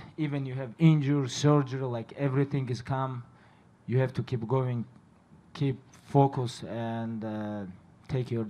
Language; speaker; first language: English; non-native, learner; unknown